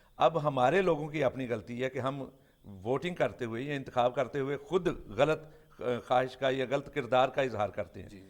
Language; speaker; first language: Urdu; non-native, local second language; Punjabi